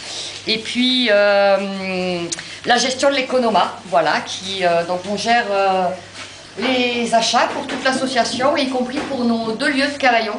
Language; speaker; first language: French; native; French